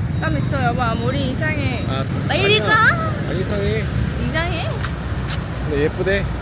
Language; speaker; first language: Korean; non-native, learner; Vietnamese